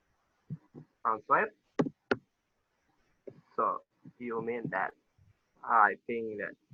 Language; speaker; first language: English; non-native, learner; Indonesian